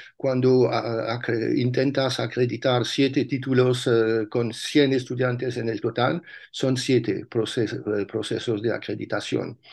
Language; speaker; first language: Spanish; non-native, fluent; French